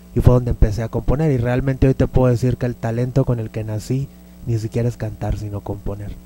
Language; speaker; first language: Spanish; native; Spanish